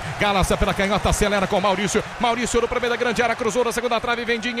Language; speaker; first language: Portuguese; native; Portuguese